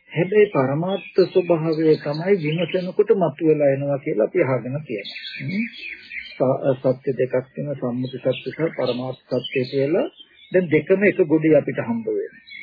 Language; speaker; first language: Sinhala; native; Sinhala